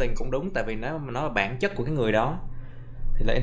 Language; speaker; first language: Vietnamese; native; Vietnamese